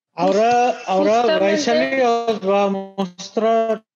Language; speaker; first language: Spanish; non-native, fluent; Bangla